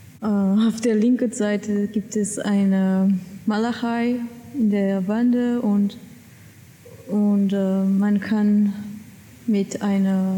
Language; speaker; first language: German; non-native, learner; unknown